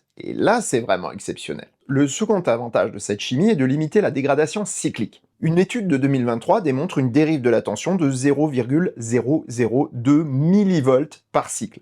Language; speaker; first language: French; native; French